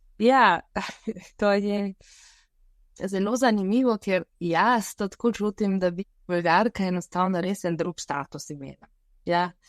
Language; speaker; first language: Slovenian; non-native, fluent; Bulgarian